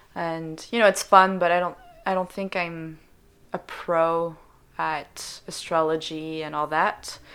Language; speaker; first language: English; non-native, fluent; French